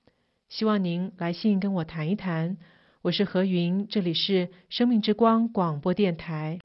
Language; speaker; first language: Chinese; native; Chinese